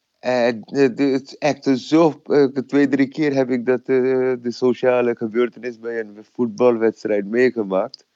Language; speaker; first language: Dutch; non-native, fluent; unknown